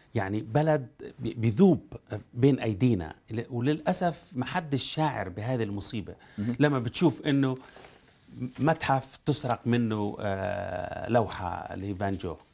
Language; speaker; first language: Arabic; native; Arabic